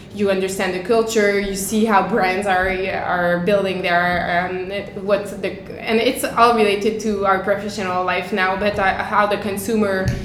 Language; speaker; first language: English; native; English